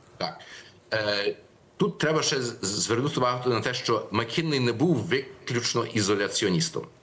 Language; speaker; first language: Ukrainian; early bilingual, heritage; Ukrainian